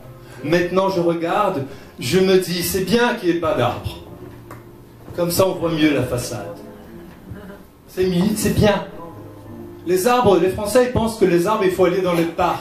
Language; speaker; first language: French; non-native, fluent; Portuguese